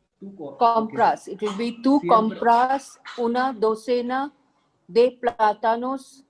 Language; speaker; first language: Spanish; non-native, learner; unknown